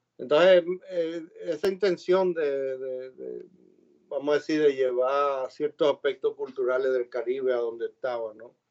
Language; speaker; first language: Spanish; native; Spanish